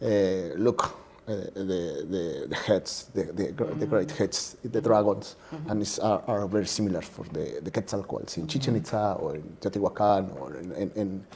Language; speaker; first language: English; non-native, learner; Spanish